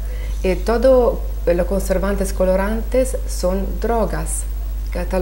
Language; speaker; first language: Spanish; non-native, learner; Italian